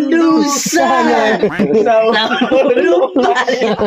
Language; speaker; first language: Filipino; non-native, local second language; Cebuano